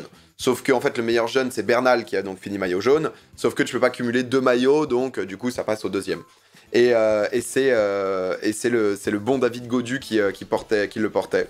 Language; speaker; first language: French; native; French